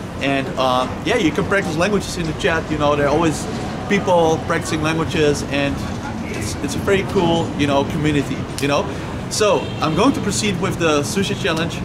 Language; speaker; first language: English; non-native, fluent; Dutch